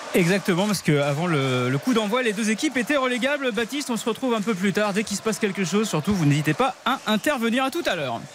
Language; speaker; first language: French; native; French